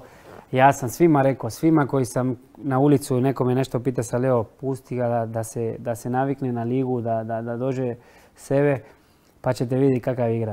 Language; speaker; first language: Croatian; non-native, fluent; Spanish